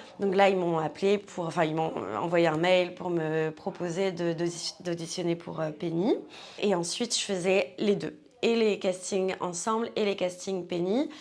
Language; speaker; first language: French; native; French